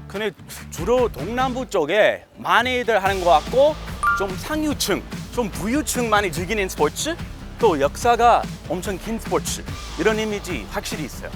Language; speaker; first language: Korean; non-native, fluent; English